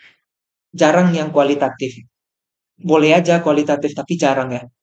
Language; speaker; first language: Indonesian; native; Indonesian